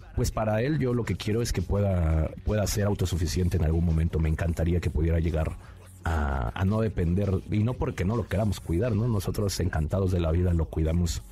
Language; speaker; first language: Spanish; native; Spanish